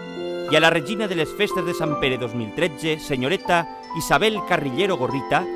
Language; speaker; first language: Catalan; native; Catalan